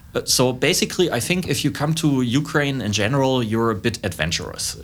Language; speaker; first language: English; non-native, fluent; German